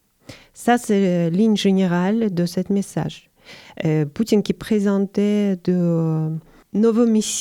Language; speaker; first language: French; non-native, learner; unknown